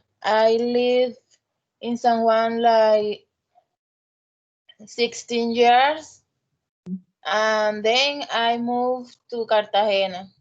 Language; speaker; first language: English; non-native, learner; Spanish